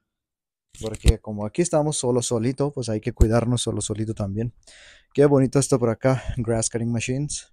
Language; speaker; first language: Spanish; non-native, fluent; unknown